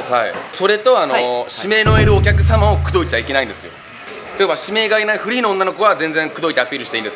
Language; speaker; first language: Japanese; native; Japanese